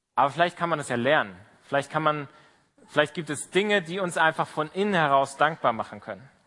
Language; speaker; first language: German; native; German